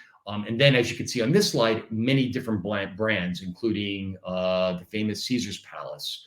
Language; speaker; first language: English; native; English